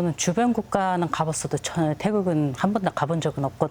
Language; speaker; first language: Korean; non-native, fluent; Kyrgyz